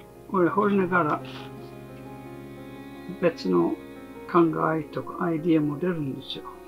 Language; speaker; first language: Japanese; non-native, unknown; English